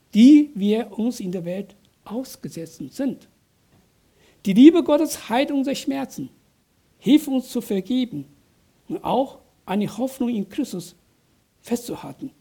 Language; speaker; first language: German; non-native, fluent; Chinese